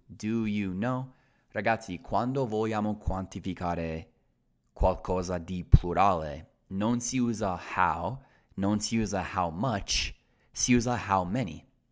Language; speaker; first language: Italian; non-native, fluent; English